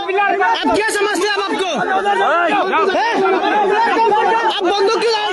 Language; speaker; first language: Hindi; non-native, learner; Bangla